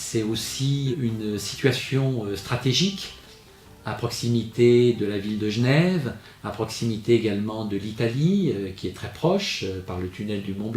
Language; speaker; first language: French; native; French